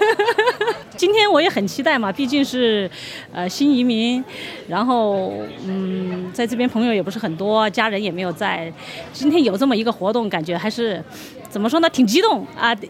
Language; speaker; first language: Chinese; native; Chinese